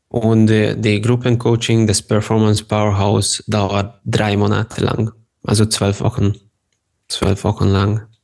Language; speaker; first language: German; non-native, fluent; Hungarian